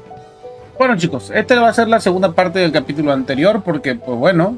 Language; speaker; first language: Spanish; native; Spanish